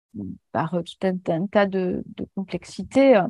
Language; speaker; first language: French; native; French